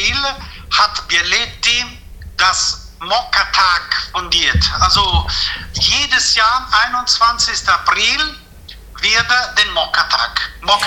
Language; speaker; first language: German; non-native, fluent; Italian